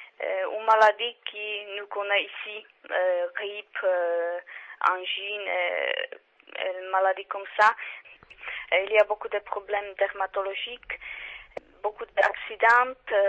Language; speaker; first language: French; non-native, learner; Czech